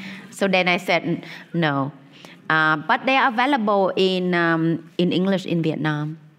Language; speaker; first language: English; non-native, fluent; Vietnamese